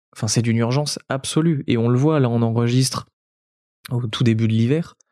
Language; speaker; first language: French; native; French